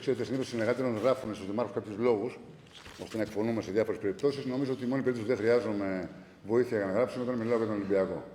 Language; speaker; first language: Greek; native; Greek